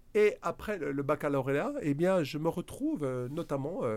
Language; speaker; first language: French; native; French